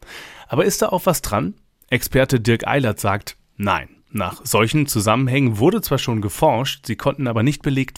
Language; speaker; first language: German; native; German